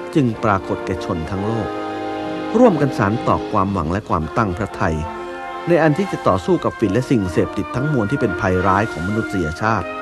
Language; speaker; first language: Thai; native; Thai